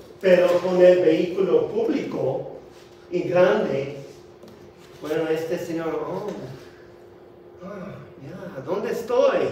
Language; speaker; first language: Spanish; non-native, fluent; English